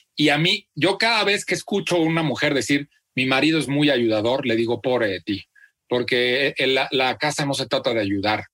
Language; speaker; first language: Spanish; native; Spanish